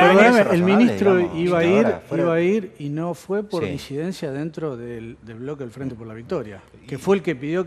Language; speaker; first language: Spanish; native; Spanish